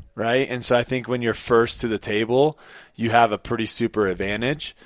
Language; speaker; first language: English; native; English